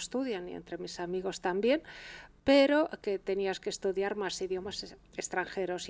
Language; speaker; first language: Spanish; early bilingual, heritage; Spanish